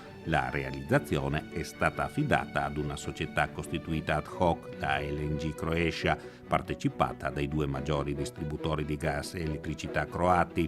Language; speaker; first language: Italian; native; Italian